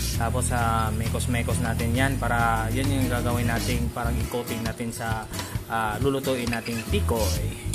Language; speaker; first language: Filipino; non-native, local second language; Cebuano